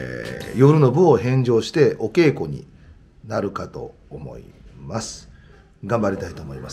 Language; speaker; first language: Japanese; native; Japanese